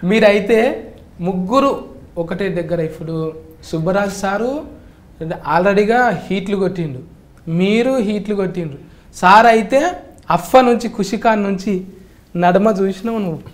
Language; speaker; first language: Telugu; native; Telugu